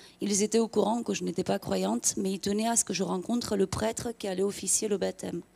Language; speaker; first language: French; non-native, fluent; Romanian